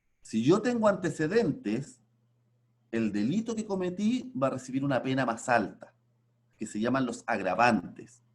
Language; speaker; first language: Spanish; native; Spanish